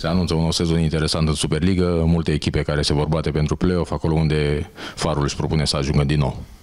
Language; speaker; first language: Romanian; native; Romanian